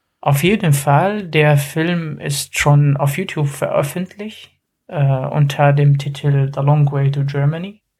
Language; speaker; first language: German; non-native, fluent; Arabic